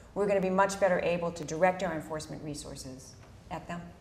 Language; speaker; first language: English; native; English